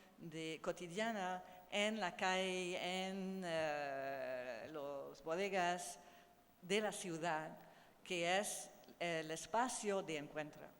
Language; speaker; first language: Spanish; non-native, learner; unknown